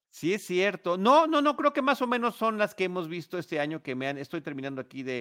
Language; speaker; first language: Spanish; native; Spanish